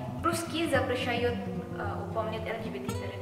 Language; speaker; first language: Russian; non-native, learner; Indonesian